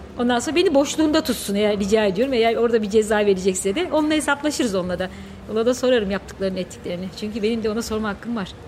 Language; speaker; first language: Turkish; native; Turkish